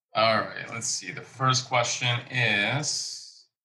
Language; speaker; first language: English; early bilingual, other home language; Spanish